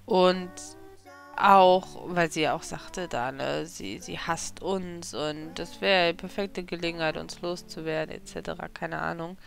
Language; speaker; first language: German; native; German